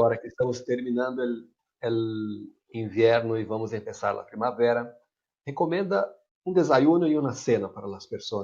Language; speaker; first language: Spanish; non-native, learner; Portuguese